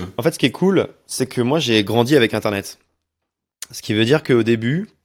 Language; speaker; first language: French; native; French